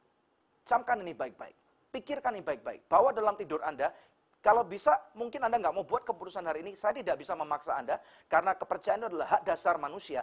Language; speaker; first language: Indonesian; native; Indonesian